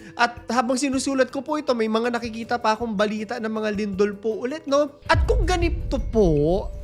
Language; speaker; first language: Filipino; native; Filipino